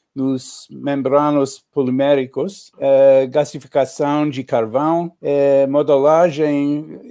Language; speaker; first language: Portuguese; non-native, learner; English